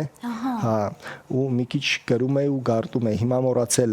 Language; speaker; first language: Armenian; early bilingual, heritage; Russian